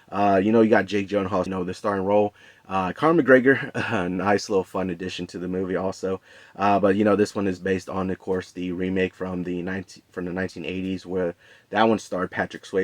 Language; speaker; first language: English; native; English